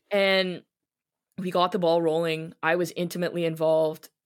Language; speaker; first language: English; native; English